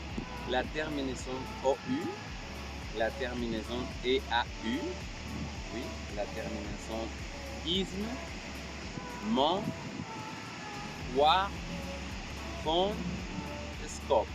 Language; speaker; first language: French; non-native, fluent; Spanish